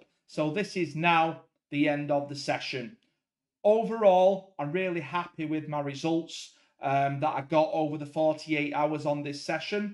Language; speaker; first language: English; native; English